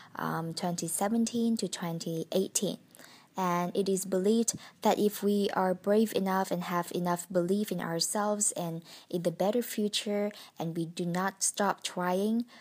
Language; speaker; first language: English; non-native, fluent; Vietnamese